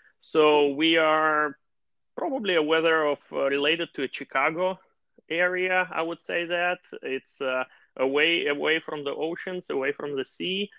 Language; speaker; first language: English; non-native, fluent; Russian